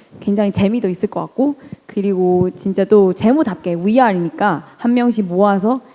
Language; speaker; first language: Korean; non-native, fluent; Chinese